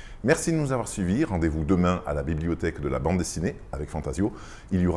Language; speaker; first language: French; native; French